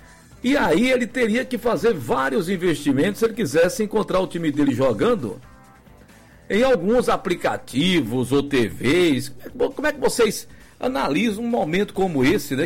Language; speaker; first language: Portuguese; native; Portuguese